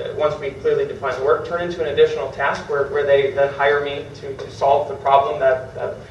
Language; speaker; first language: English; native; English